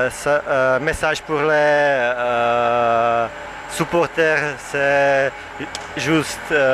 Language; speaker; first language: French; non-native, learner; Czech